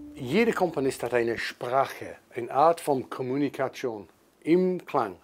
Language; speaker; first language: German; non-native, fluent; English